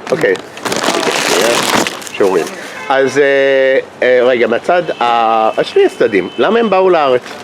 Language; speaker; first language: Hebrew; non-native, fluent; English